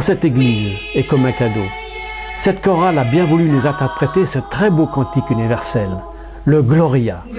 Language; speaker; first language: French; native; French